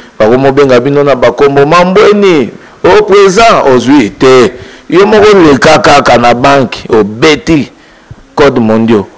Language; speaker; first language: Lingala; native; Lingala